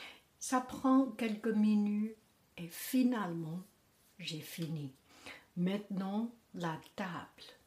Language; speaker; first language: French; non-native, learner; Chinese